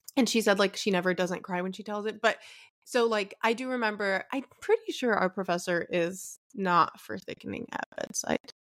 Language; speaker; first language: English; early bilingual, other home language; Arabic